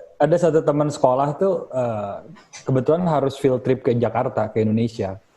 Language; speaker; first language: Indonesian; native; Indonesian